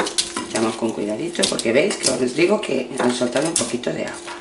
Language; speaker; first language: Spanish; native; Spanish